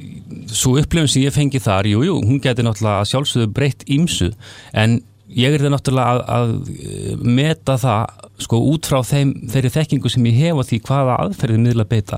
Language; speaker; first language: Icelandic; native; Icelandic